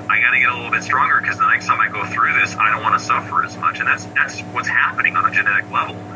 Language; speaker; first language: English; native; English